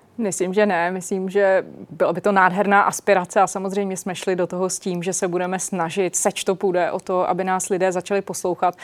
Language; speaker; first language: Czech; native; Czech